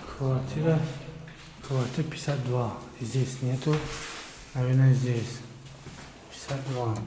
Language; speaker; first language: Russian; non-native, fluent; Tajik